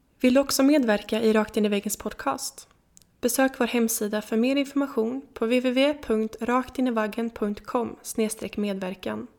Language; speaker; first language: Swedish; native; Swedish